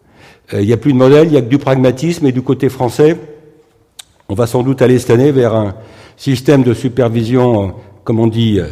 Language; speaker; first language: French; native; French